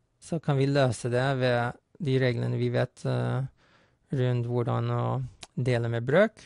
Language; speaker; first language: Norwegian; non-native, fluent; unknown